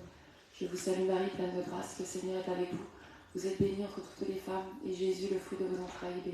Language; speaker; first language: French; native; French